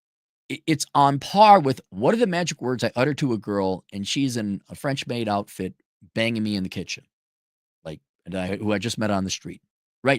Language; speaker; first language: English; native; English